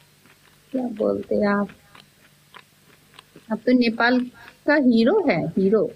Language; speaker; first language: Hindi; non-native, learner; Bangla